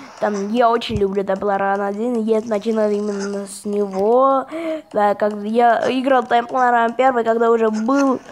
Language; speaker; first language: Russian; non-native, fluent; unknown